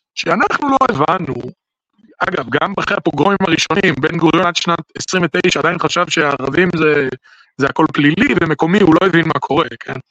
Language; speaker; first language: Hebrew; native; Hebrew